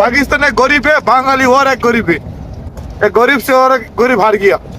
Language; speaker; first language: Hindi; non-native, learner; Bangla